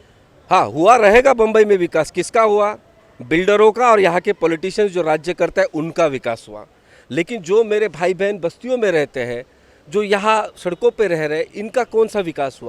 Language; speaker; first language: Hindi; non-native, local second language; Marathi